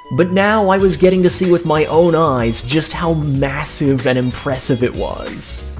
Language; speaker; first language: English; native; English